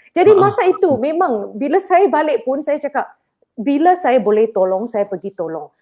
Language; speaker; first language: Malay; non-native, local second language; Chinese